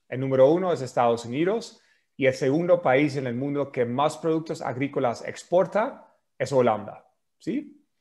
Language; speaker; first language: Spanish; non-native, fluent; Dutch